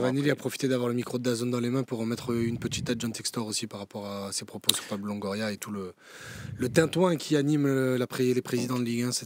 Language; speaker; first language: French; native; French